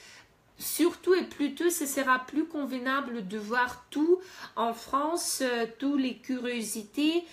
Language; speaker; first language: French; non-native, fluent; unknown